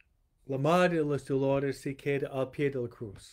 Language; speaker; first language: Spanish; non-native, fluent; English